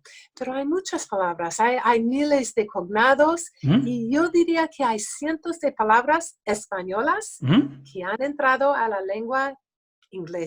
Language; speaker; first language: Spanish; early bilingual, other home language; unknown